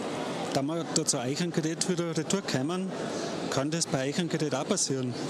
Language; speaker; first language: German; native; German